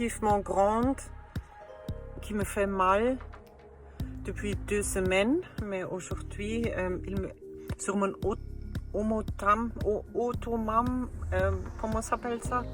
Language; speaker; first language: French; non-native, learner; German